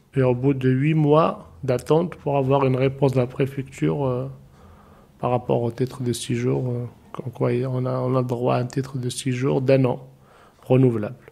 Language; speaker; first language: French; non-native, local second language; Arabic